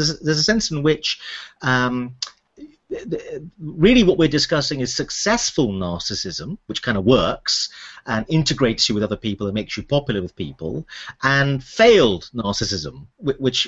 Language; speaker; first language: English; native; English